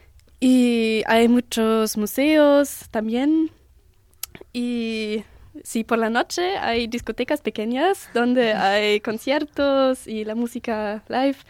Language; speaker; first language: Spanish; non-native, learner; German